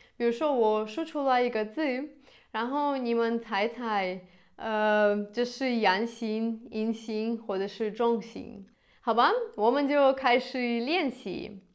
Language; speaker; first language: Chinese; non-native, fluent; Russian